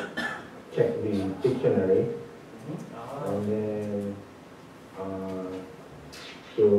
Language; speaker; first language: English; non-native, learner; Indonesian